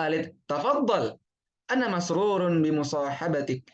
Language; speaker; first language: Arabic; non-native, fluent; Indonesian